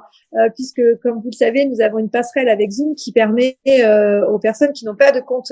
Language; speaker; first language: French; native; French